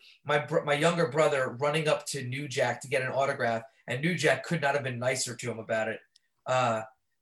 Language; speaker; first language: English; native; English